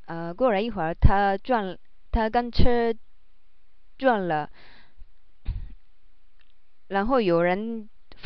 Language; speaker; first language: Chinese; non-native, learner; Japanese